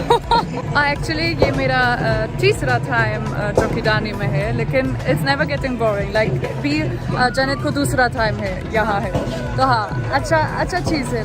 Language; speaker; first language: Hindi; non-native, learner; German